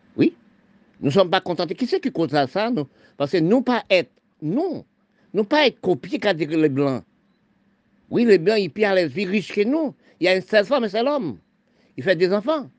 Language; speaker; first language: French; non-native, local second language; Haitian Creole